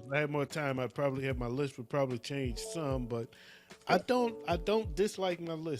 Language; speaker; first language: English; native; English